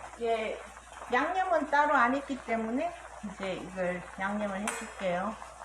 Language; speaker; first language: Korean; native; Korean